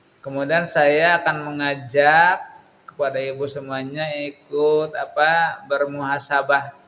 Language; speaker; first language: Indonesian; non-native, local second language; Sundanese